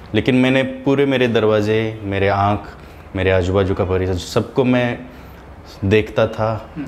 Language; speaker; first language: Hindi; non-native, local second language; Marathi